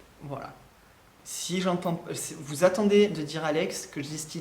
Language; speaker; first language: French; native; French